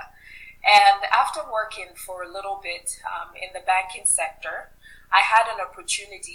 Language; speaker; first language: English; non-native, local second language; Yoruba